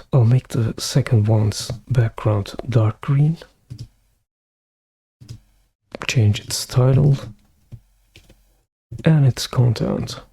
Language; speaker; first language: English; non-native, fluent; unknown